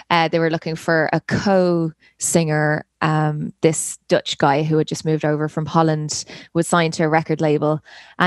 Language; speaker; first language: English; native; English